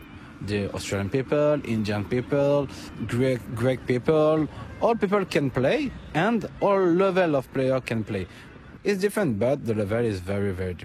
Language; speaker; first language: English; non-native, learner; French